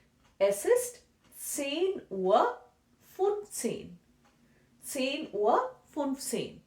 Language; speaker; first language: German; non-native, fluent; Hindi